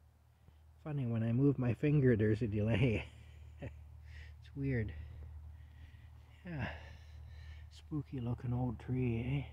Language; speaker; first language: English; native; English